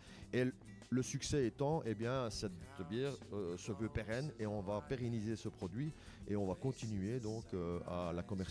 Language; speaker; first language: French; native; French